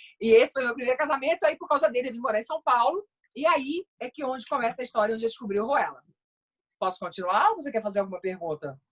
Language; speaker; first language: Portuguese; native; Portuguese